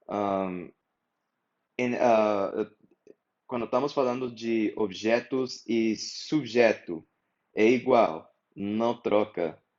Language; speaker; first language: Portuguese; non-native, fluent; English